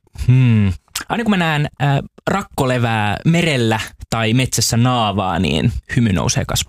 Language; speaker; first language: Finnish; native; Finnish